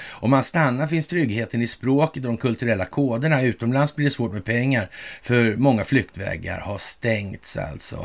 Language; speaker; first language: Swedish; native; Swedish